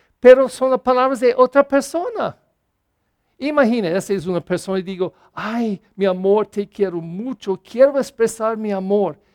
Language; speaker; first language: Spanish; non-native, fluent; English